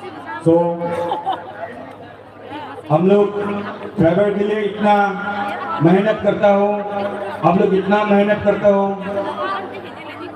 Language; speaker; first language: Hindi; non-native, local second language; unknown